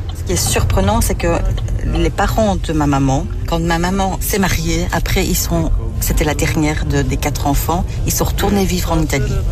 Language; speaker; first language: French; native; French